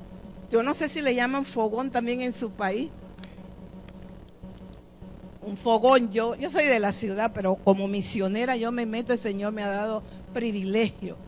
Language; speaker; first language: Spanish; native; Spanish